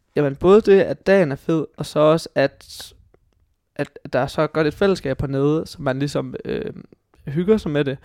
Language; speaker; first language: Danish; native; Danish